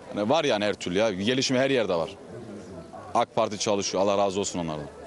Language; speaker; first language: Turkish; early bilingual, heritage; Turkish